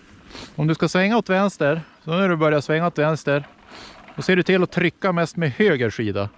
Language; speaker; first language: Swedish; native; Swedish